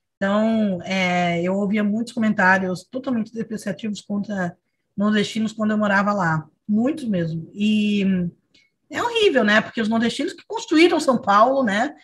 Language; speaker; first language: Portuguese; early bilingual, other home language; Spanish